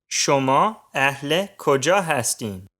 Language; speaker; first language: Persian; non-native, learner; English